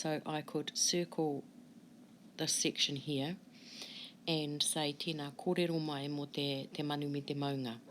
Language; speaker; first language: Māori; non-native, local second language; English